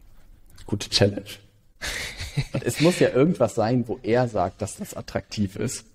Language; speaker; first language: German; native; German